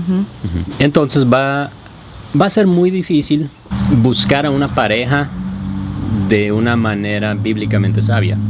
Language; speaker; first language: Spanish; non-native, fluent; English